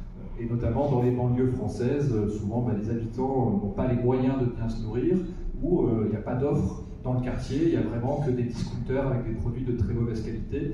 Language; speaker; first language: French; native; French